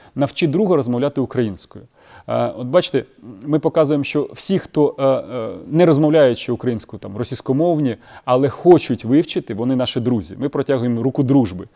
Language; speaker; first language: Ukrainian; non-native, local second language; Russian